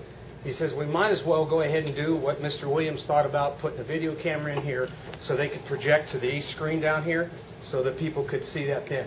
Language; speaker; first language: English; native; English